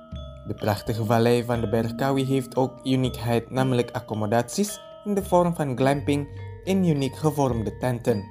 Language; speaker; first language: Dutch; non-native, fluent; Indonesian